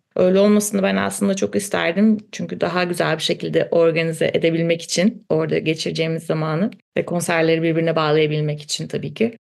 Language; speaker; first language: Turkish; native; Turkish